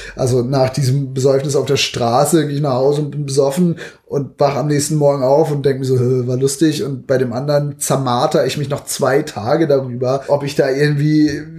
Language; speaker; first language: German; native; German